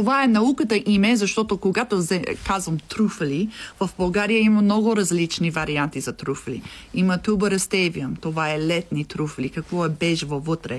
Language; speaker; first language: Bulgarian; non-native, learner; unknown